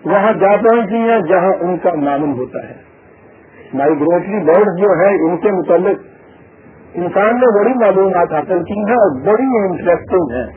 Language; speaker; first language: Urdu; non-native, local second language; Punjabi